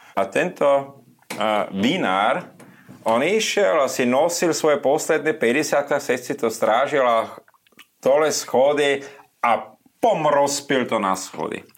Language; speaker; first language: Slovak; non-native, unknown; German